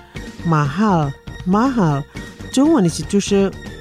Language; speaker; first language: Chinese; non-native, fluent; Indonesian